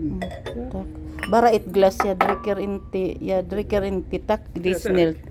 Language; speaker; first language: Swedish; non-native, learner; Filipino